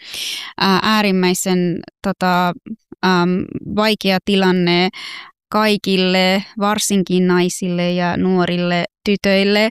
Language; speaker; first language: Finnish; non-native, fluent; Persian